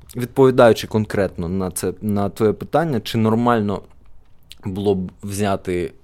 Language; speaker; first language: Ukrainian; non-native, local second language; Russian